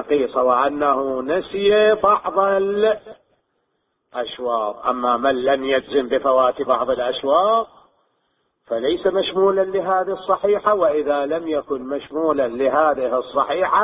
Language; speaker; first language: Arabic; native; Arabic